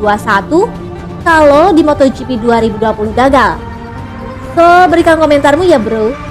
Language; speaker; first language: Indonesian; native; Indonesian